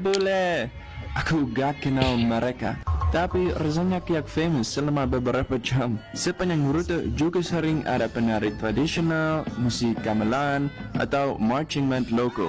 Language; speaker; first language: Indonesian; non-native, fluent; Dutch